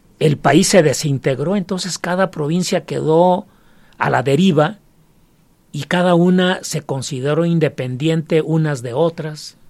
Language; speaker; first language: Spanish; native; Spanish